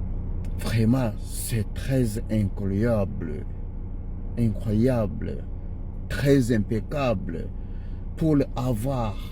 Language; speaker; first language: French; non-native, learner; Ganda